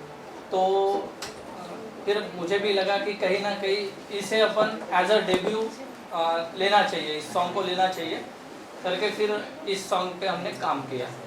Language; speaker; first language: Hindi; non-native, local second language; Marathi